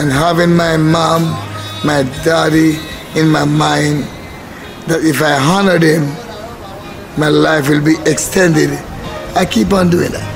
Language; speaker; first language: English; non-native, local second language; Jamaican Creole English